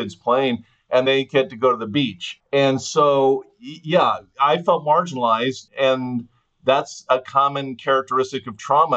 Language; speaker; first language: English; native; English